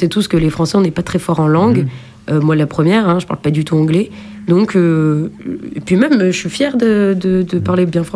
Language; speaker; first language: French; native; French